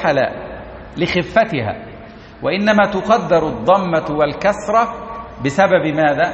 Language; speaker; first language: Arabic; native; Arabic